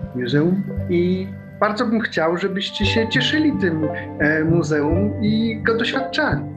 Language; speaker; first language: English; non-native, fluent; Polish